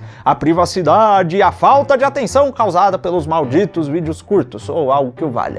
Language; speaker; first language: Portuguese; native; Portuguese